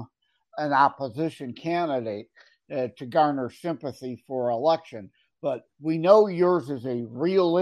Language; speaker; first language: English; native; English